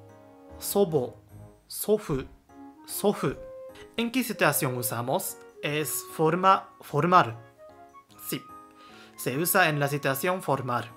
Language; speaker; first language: Spanish; non-native, learner; Japanese